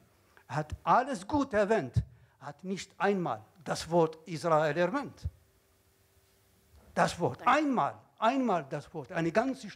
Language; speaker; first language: German; non-native, learner; Arabic